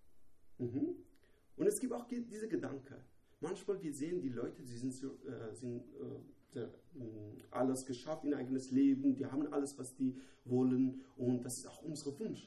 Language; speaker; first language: German; non-native, learner; Persian